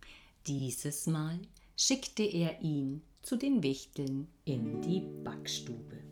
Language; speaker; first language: German; native; German